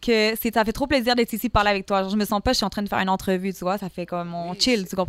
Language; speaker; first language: French; native; French